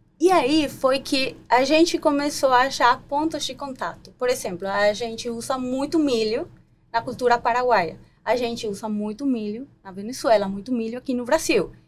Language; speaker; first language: Portuguese; non-native, fluent; Spanish